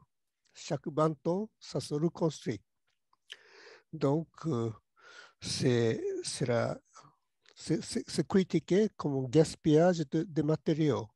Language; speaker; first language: French; non-native, learner; Japanese